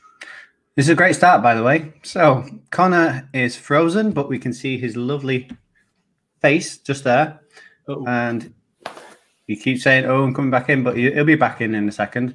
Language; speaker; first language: English; native; English